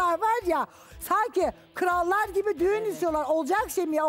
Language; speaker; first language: Turkish; native; Turkish